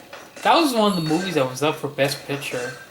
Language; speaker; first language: English; native; English